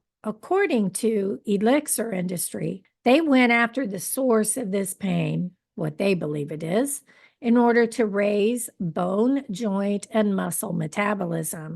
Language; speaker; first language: English; native; English